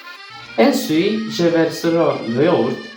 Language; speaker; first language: French; non-native, learner; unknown